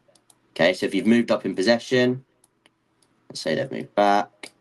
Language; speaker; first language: English; native; English